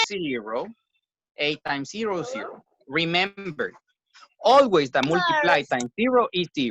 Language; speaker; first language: English; non-native, fluent; Spanish